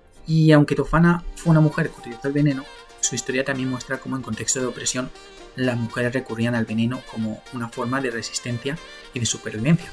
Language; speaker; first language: Spanish; native; Spanish